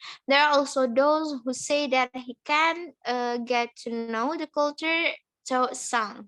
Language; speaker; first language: English; non-native, learner; Indonesian